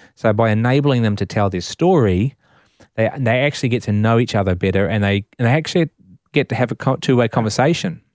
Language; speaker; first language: English; native; English